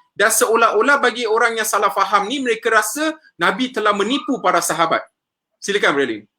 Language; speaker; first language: Malay; native; Malay